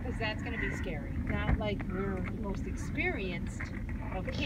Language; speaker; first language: English; native; English